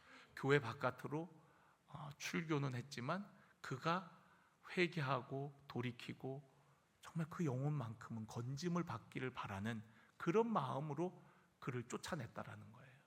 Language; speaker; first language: Korean; native; Korean